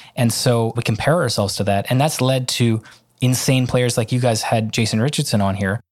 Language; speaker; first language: English; native; English